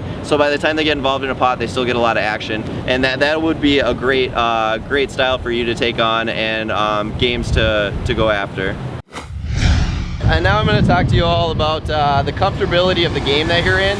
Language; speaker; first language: English; native; English